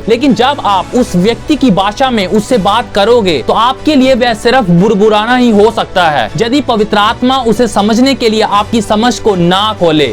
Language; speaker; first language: Hindi; non-native, local second language; Punjabi